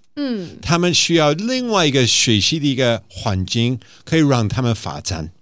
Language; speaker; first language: Chinese; non-native, fluent; German